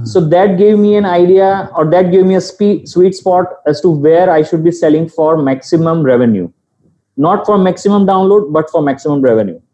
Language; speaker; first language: English; non-native, local second language; Gujarati